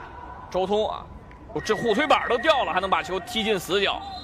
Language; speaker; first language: Chinese; native; Chinese